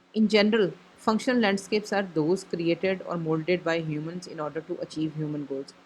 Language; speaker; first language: English; non-native, local second language; Urdu